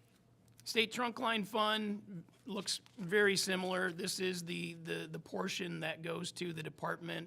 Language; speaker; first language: English; native; English